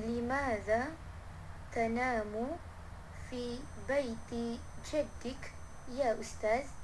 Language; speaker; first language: Arabic; non-native, learner; Malay